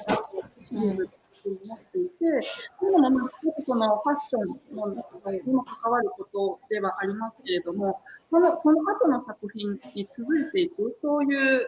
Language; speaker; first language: Japanese; native; Japanese